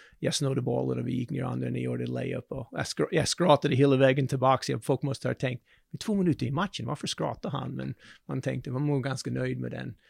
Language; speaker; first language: Swedish; non-native, fluent; English